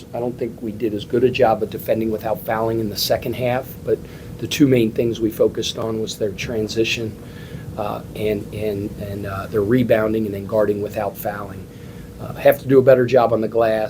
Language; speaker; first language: English; native; English